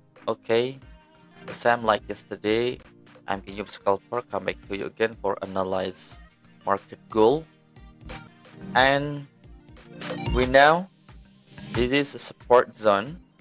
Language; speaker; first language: English; non-native, learner; Indonesian